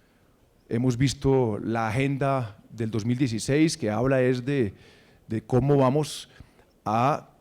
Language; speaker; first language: Spanish; native; Spanish